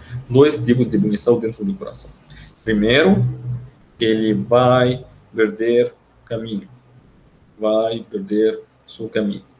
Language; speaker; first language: Portuguese; non-native, learner; Arabic